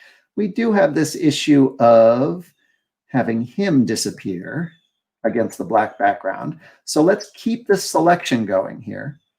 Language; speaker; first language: English; native; English